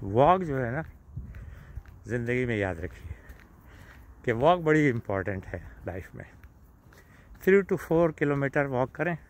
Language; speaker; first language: Urdu; native; Urdu